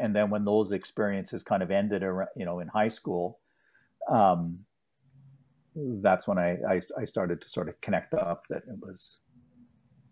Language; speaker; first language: English; native; English